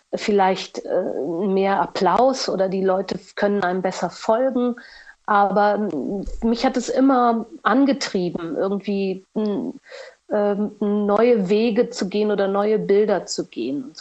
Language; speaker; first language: German; non-native, fluent; Portuguese